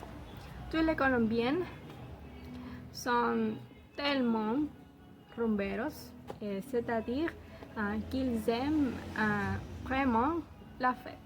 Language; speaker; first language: French; non-native, learner; Spanish